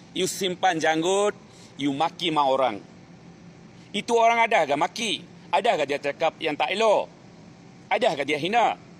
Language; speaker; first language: Malay; non-native, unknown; Bangla